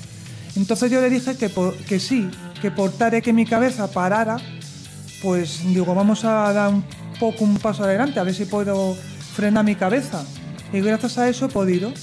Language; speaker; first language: Spanish; native; Spanish